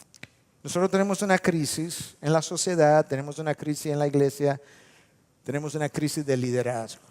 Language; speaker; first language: Spanish; native; Spanish